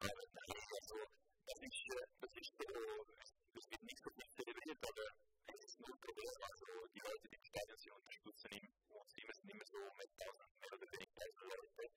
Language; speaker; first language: German; non-native, local second language; Italian